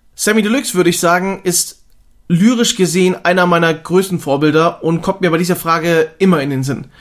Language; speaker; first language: German; native; German